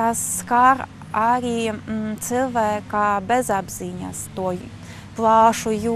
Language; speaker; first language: Latvian; non-native, local second language; Russian